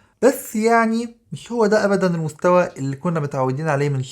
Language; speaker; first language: Arabic; native; Arabic